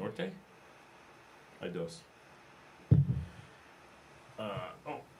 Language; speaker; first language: Spanish; non-native, learner; English